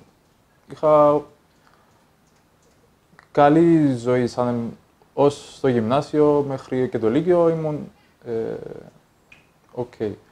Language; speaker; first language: Greek; early bilingual, other home language; Persian